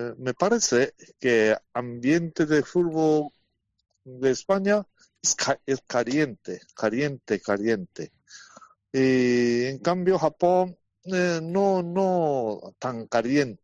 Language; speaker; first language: Spanish; non-native, learner; Japanese